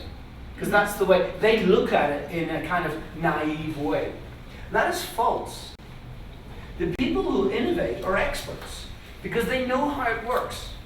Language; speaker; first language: English; non-native, fluent; Spanish